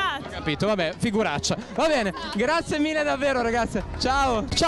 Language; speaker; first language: Italian; native; Italian